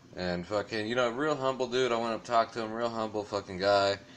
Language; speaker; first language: English; native; English